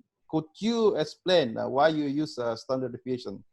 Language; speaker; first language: English; non-native, learner; Indonesian